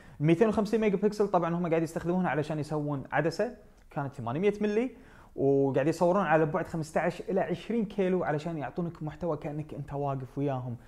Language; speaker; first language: Arabic; native; Arabic